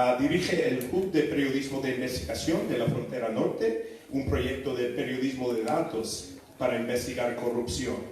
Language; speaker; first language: Spanish; non-native, fluent; English